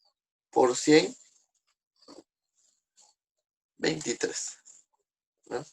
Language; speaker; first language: Spanish; native; Spanish